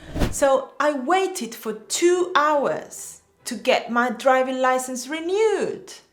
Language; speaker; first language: English; non-native, fluent; Spanish